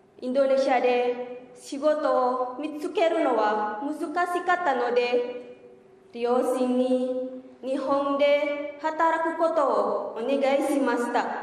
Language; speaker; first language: Japanese; non-native, fluent; Indonesian